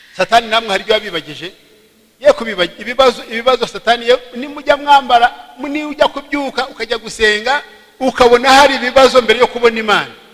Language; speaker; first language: Kinyarwanda; early bilingual, heritage; Kinyarwanda